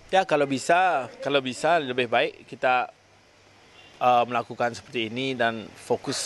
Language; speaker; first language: Indonesian; non-native, local second language; Balinese